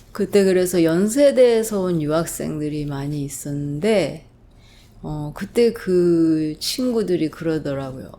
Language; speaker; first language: Korean; non-native, fluent; English